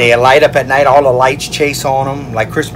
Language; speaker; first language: English; native; English